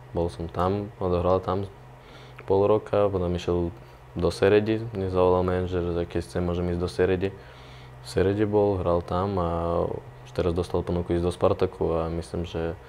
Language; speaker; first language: Slovak; non-native, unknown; Ukrainian